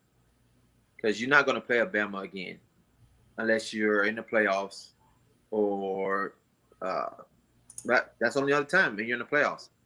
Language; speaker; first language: English; native; English